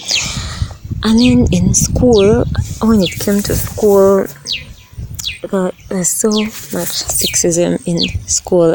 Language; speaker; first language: English; non-native, local second language; Ganda